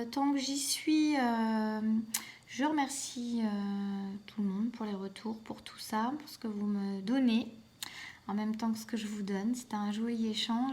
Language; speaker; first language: French; native; French